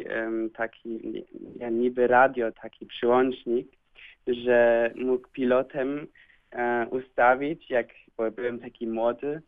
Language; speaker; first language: Polish; early bilingual, heritage; Polish